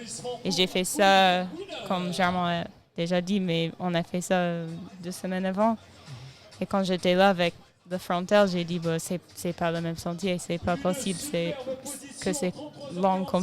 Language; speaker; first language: French; non-native, learner; English